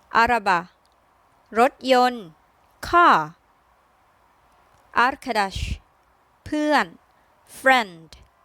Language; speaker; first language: Thai; native; Thai